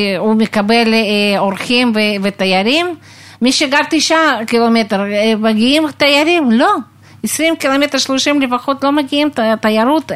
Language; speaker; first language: Hebrew; non-native, fluent; Russian